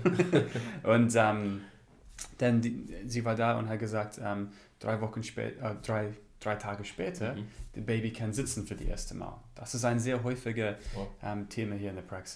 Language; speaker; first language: German; non-native, learner; English